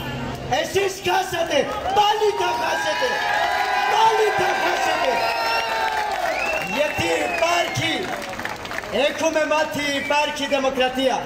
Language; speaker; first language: Greek; non-native, fluent; Urdu